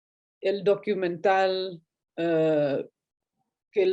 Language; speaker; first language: Spanish; non-native, fluent; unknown